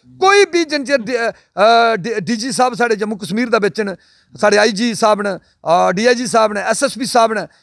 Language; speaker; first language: Punjabi; non-native, local second language; Dogri